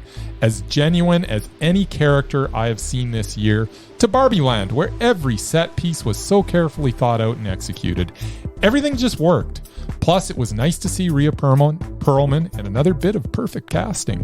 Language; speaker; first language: English; native; English